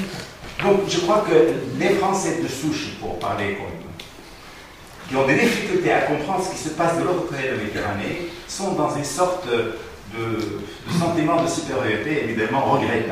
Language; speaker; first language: French; non-native, fluent; Arabic